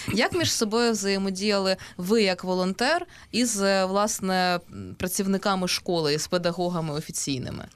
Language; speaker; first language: Ukrainian; native; Ukrainian